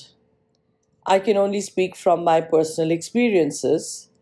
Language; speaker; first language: English; non-native, local second language; Marathi